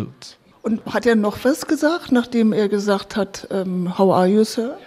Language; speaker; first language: German; native; German